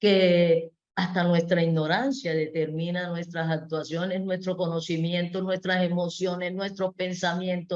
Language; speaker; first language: Spanish; native; Spanish